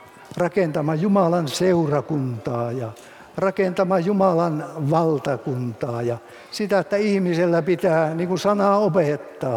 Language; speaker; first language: Finnish; native; Finnish